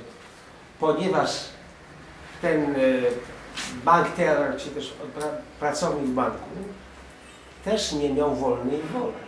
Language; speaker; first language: Polish; native; Polish